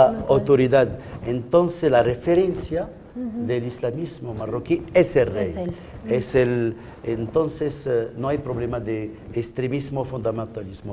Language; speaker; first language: Spanish; non-native, fluent; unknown